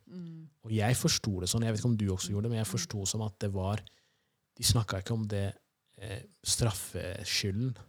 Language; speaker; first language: Norwegian; early bilingual, other home language; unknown